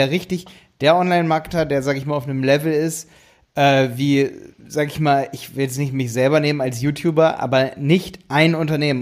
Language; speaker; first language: German; native; German